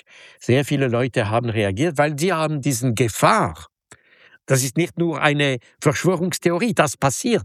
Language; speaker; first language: German; non-native, local second language; French